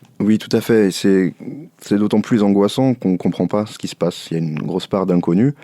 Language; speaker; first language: French; native; French